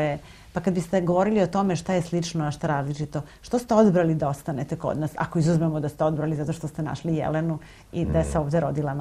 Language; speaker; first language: Serbian; native; Serbian